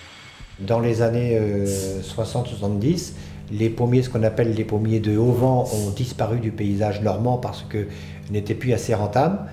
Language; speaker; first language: French; native; French